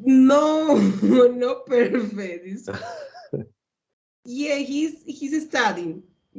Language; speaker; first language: English; non-native, learner; Spanish